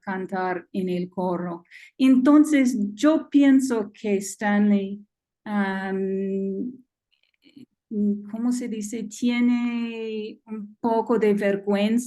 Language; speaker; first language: Spanish; non-native, learner; English